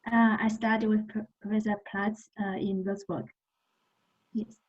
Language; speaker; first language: English; non-native, learner; Chinese